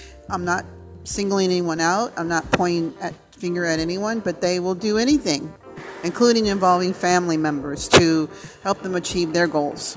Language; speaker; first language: English; early bilingual, other home language; Spanish